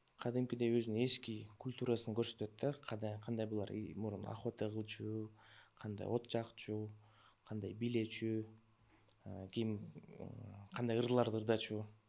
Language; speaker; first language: Kyrgyz; early bilingual, other home language; Russian